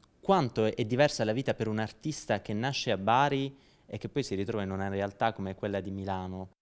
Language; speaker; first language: Italian; native; Italian